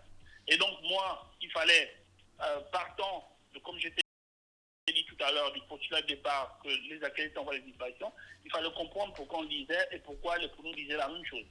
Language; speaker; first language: French; native; French